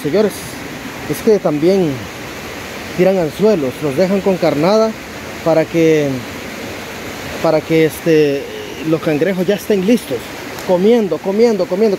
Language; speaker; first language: Spanish; native; Spanish